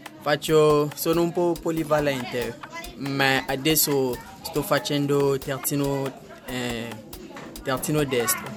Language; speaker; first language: Italian; non-native, learner; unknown